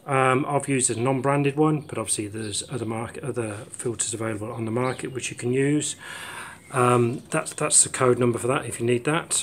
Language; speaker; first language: English; native; English